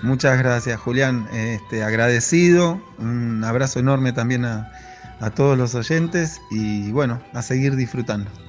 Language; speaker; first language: Spanish; native; Spanish